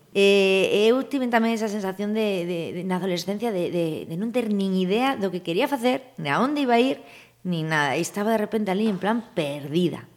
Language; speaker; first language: Galician; native; Galician